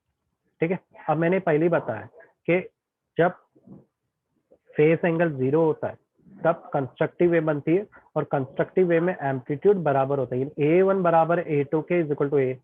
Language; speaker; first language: Hindi; native; Hindi